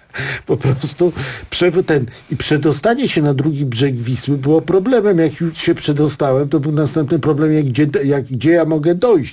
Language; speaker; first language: Polish; native; Polish